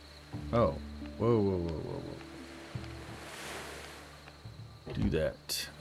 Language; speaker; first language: English; native; English